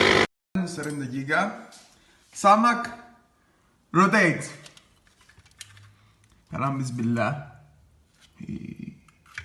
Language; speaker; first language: Arabic; non-native, learner; Greek